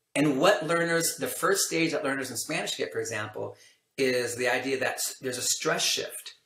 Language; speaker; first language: English; native; English